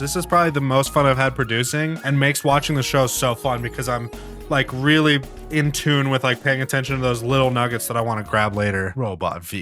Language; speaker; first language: English; native; English